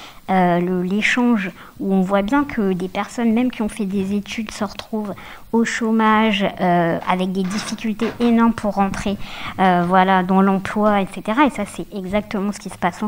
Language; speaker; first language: French; native; French